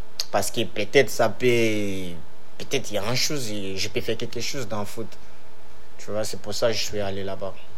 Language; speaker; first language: French; non-native, fluent; Bini